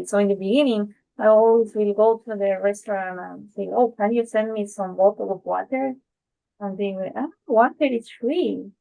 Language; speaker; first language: English; non-native, fluent; Spanish